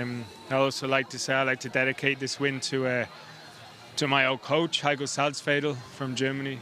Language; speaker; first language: English; native; English